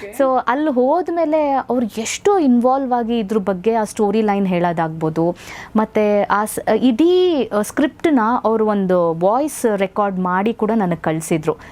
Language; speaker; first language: Kannada; native; Kannada